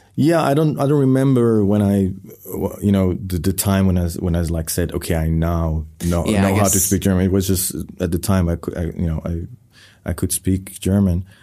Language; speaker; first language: English; non-native, fluent; Persian